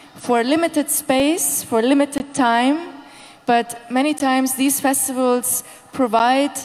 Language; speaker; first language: English; non-native, fluent; Hungarian